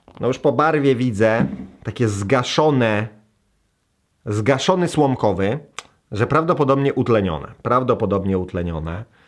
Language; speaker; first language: Polish; native; Polish